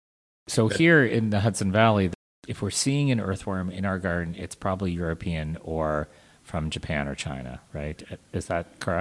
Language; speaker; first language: English; native; English